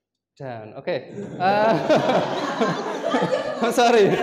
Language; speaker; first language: English; non-native, learner; Indonesian